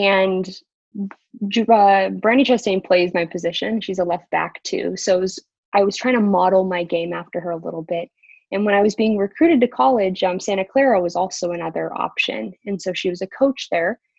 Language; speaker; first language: English; native; English